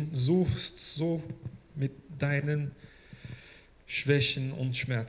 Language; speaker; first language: German; non-native, fluent; Portuguese